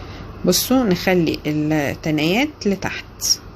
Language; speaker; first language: Arabic; native; Arabic